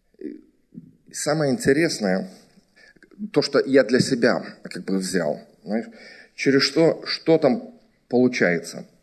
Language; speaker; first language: Russian; early bilingual, heritage; Russian